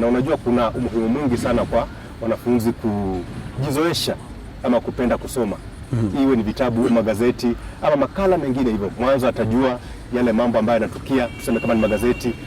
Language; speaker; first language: Swahili; non-native, local second language; Luyia